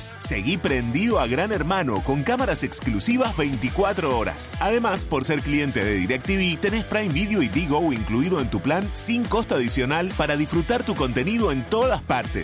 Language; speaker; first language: Spanish; native; Spanish